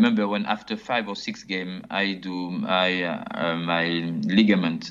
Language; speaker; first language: English; non-native, fluent; French